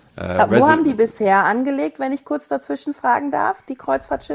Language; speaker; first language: German; native; German